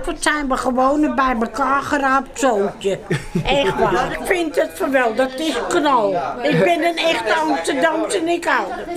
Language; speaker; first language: Dutch; native; Dutch